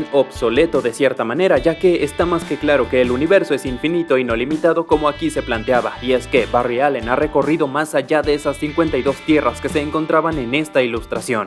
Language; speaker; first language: Spanish; native; Spanish